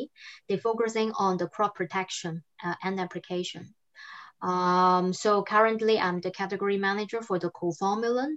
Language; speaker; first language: English; non-native, fluent; Cantonese